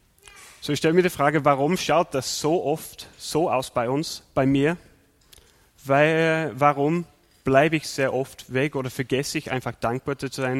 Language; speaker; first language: German; non-native, fluent; English